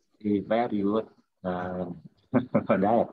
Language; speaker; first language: English; non-native, learner; Vietnamese